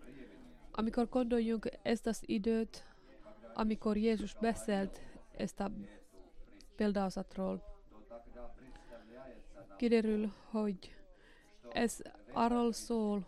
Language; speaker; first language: Hungarian; non-native, learner; Finnish